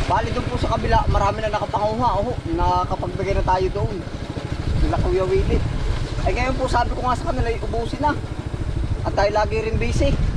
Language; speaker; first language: Filipino; native; Filipino